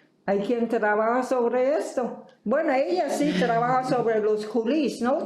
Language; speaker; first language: Spanish; non-native, fluent; Chinese